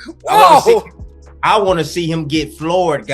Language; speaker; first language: English; native; English